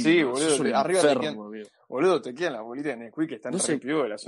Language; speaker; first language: Spanish; native; Spanish